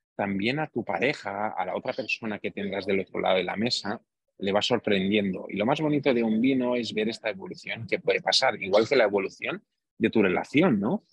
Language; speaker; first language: Spanish; non-native, fluent; Hungarian